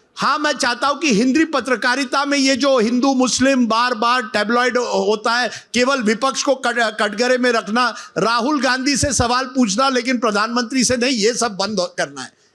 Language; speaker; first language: Hindi; non-native, local second language; Marathi